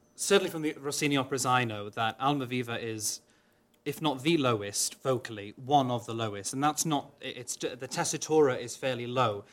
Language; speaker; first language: English; non-native, local second language; Welsh